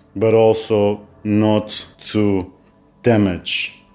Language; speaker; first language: English; non-native, fluent; Kazakh